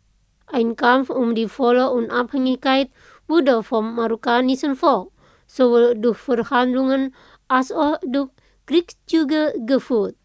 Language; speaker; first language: German; non-native, fluent; Indonesian